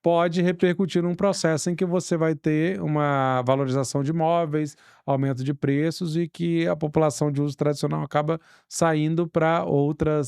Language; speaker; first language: Portuguese; native; Portuguese